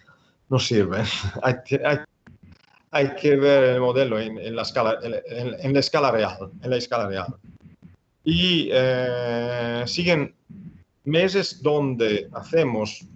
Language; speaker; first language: Spanish; non-native, fluent; Italian